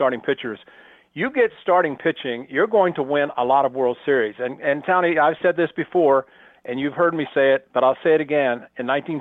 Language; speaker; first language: English; native; English